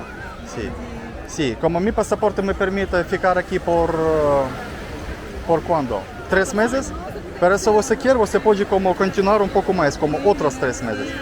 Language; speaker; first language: Portuguese; non-native, learner; Russian